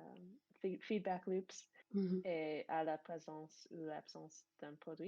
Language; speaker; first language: French; non-native, fluent; English